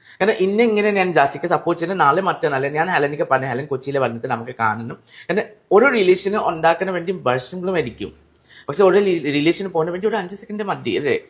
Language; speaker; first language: Malayalam; non-native, fluent; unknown